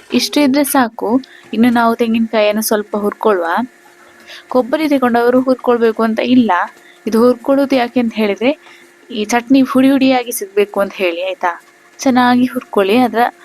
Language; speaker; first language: Kannada; non-native, local second language; Tulu